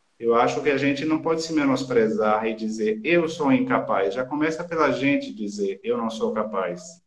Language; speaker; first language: Portuguese; native; Portuguese